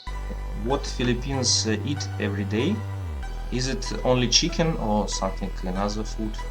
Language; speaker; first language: English; non-native, learner; Russian